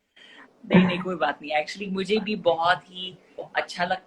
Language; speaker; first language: Hindi; non-native, fluent; English